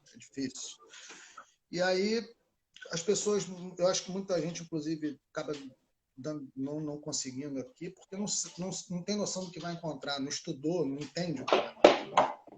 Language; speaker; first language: Portuguese; native; Portuguese